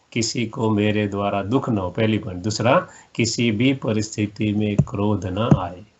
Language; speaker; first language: Hindi; non-native, local second language; Gujarati